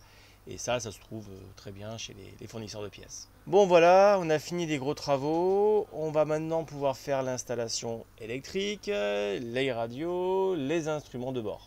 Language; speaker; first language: French; native; French